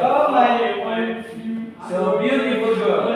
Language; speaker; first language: English; non-native, learner; Indonesian